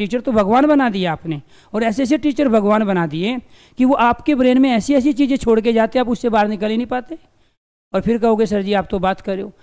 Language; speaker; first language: Hindi; native; Hindi